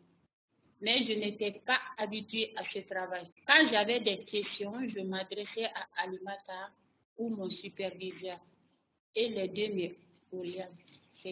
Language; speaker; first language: French; non-native, local second language; Bambara